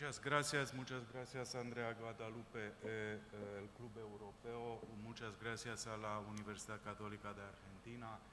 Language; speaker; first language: Spanish; non-native, fluent; Romanian